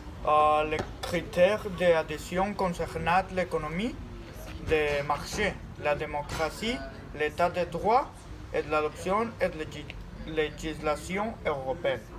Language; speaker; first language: French; non-native, learner; Spanish